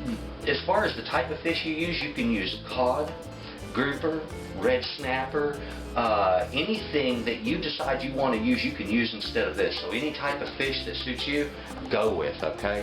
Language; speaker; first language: English; native; English